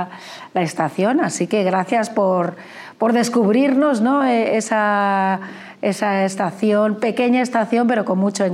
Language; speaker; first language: Spanish; native; Spanish